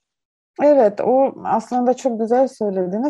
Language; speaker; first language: Turkish; non-native, learner; Ukrainian